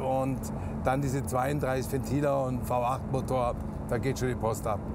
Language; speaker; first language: German; native; German